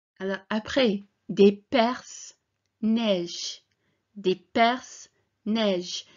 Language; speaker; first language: French; non-native, fluent; English